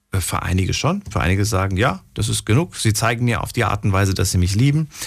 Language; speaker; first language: German; native; German